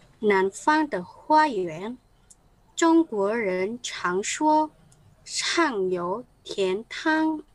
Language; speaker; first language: Chinese; non-native, learner; Indonesian